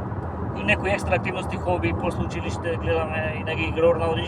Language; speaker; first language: Macedonian; native; Macedonian